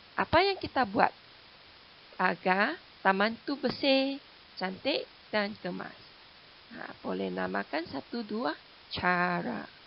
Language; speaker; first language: Malay; non-native, local second language; Chinese